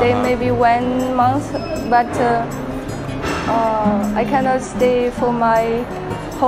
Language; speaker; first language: English; non-native, learner; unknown